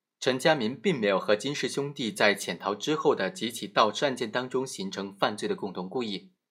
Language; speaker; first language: Chinese; native; Chinese